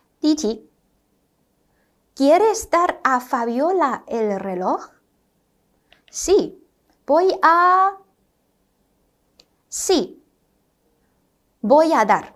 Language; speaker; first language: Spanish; non-native, fluent; Chinese